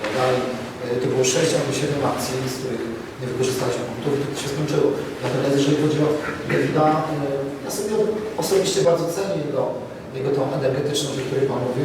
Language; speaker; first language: Polish; native; Polish